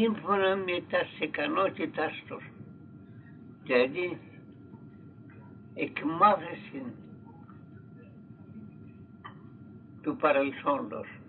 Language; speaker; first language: Greek; non-native, fluent; Russian